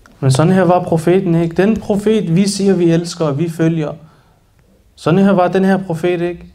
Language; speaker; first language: Danish; early bilingual, other home language; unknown